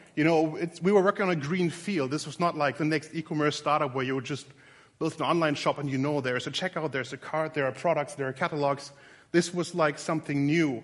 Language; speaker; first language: English; non-native, fluent; German